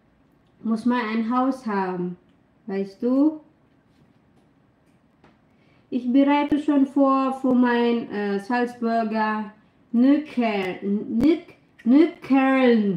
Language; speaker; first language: German; non-native, learner; Filipino